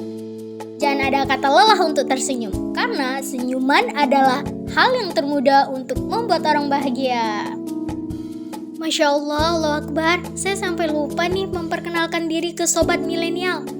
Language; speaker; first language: Indonesian; native; Indonesian